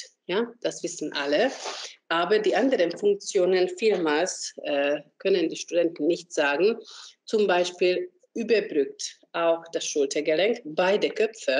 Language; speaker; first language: German; non-native, fluent; Hungarian